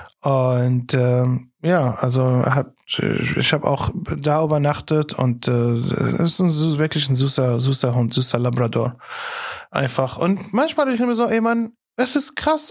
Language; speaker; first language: German; non-native, fluent; Arabic